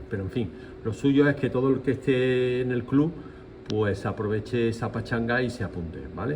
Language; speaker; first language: Spanish; native; Spanish